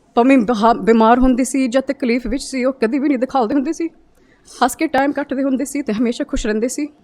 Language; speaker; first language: Punjabi; early bilingual, heritage; Punjabi